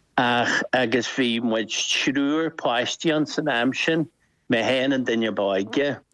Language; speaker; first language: Irish; non-native, local second language; English